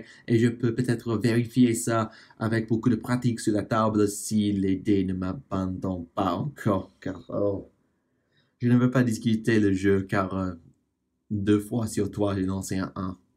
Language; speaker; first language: French; non-native, fluent; English